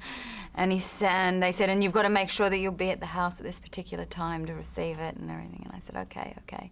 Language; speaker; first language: English; native; English